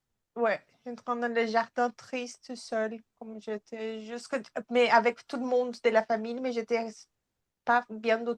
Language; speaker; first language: French; non-native, fluent; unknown